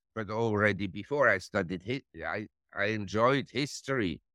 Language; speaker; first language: English; non-native, fluent; German